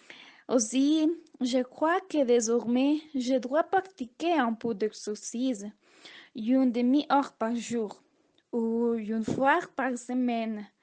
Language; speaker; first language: French; non-native, learner; Spanish